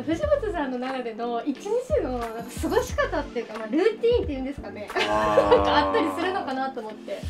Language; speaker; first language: Japanese; native; Japanese